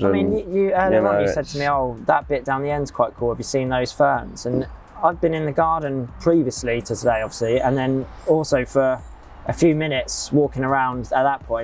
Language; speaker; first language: English; native; English